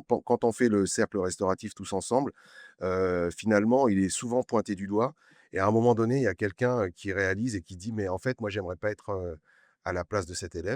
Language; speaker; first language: French; native; French